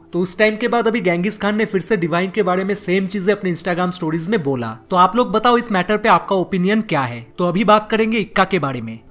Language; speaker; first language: Hindi; non-native, local second language; Bangla